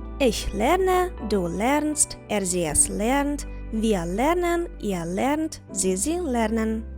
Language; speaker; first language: German; non-native, fluent; Ukrainian